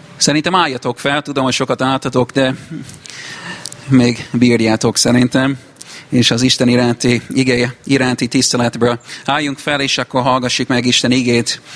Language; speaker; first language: Hungarian; non-native, fluent; English